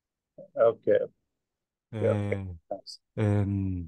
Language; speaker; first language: English; non-native, learner; Arabic